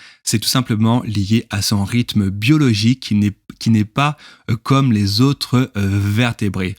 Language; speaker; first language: French; native; French